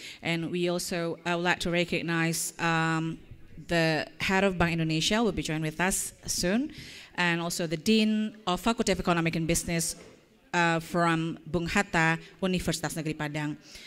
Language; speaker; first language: English; non-native, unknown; Indonesian